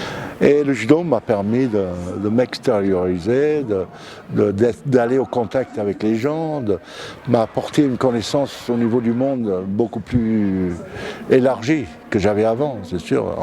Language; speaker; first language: French; non-native, fluent; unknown